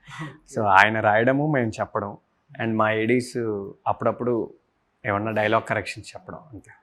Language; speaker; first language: Telugu; native; Telugu